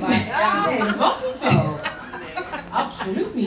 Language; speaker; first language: Dutch; native; Dutch